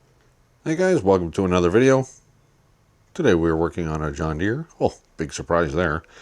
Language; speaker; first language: English; native; English